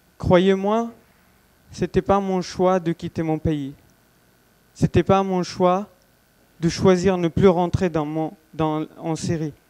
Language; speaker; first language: French; non-native, fluent; Arabic